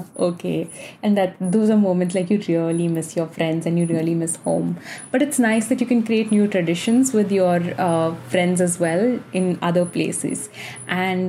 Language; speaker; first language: English; non-native, local second language; Malayalam